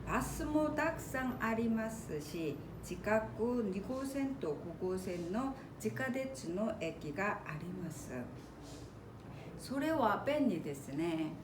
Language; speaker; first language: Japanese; non-native, fluent; Korean